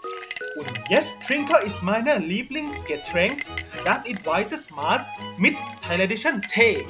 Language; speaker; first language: German; non-native, learner; Thai